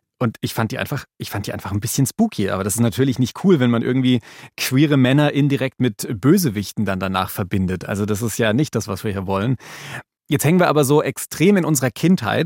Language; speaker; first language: German; native; German